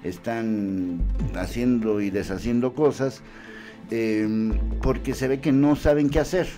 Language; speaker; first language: Spanish; native; Spanish